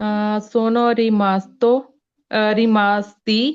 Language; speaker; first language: Italian; non-native, learner; Punjabi